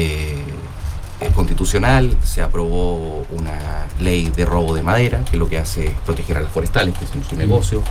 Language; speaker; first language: Spanish; native; Spanish